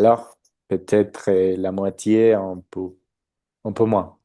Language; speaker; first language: French; non-native, learner; Spanish